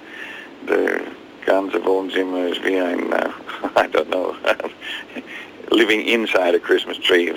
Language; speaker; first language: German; non-native, learner; English